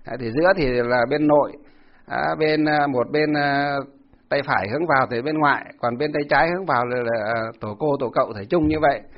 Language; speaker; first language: Vietnamese; non-native, local second language; Muong